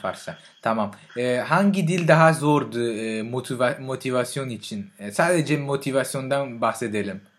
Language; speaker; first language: Turkish; non-native, fluent; French